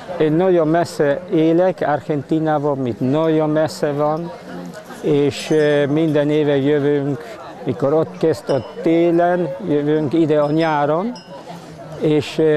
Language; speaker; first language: Hungarian; early bilingual, heritage; Hungarian